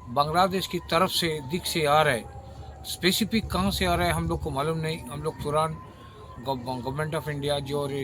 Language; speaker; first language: Hindi; non-native, local second language; Bangla